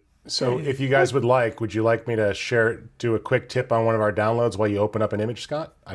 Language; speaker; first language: English; native; English